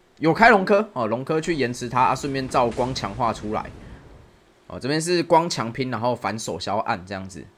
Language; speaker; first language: Chinese; native; Chinese